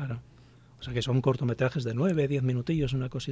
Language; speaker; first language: Spanish; native; Spanish